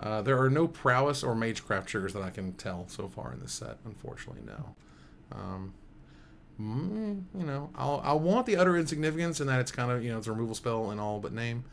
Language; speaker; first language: English; native; English